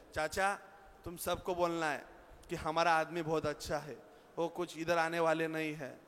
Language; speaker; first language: Hindi; non-native, local second language; Marathi